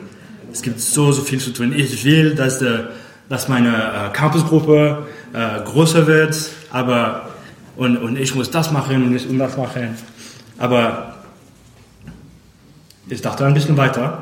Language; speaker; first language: German; non-native, fluent; English